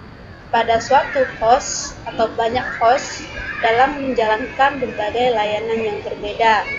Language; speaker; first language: Indonesian; native; Indonesian